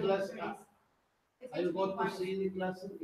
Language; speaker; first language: English; non-native, learner; Spanish